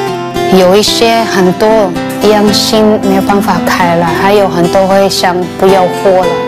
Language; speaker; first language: Chinese; non-native, fluent; Cebuano